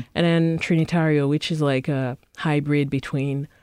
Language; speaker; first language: English; non-native, local second language; French